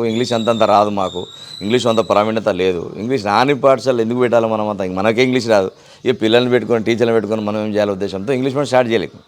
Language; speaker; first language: Telugu; non-native, local second language; Urdu